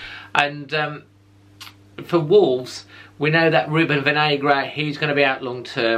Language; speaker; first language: English; native; English